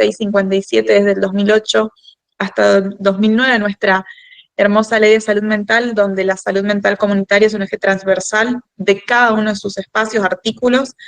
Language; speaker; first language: Spanish; native; Spanish